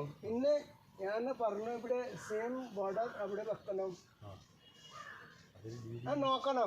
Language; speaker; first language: Malayalam; non-native, learner; Bangla